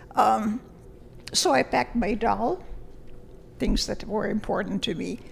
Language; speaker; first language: English; early bilingual, other home language; Lithuanian